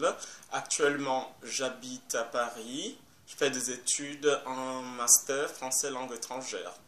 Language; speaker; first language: French; non-native, fluent; Portuguese